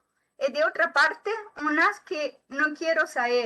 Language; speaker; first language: Spanish; non-native, learner; Portuguese